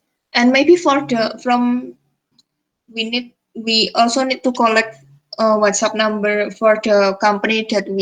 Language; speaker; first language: English; non-native, fluent; Indonesian